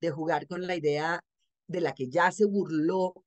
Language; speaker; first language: Spanish; native; Spanish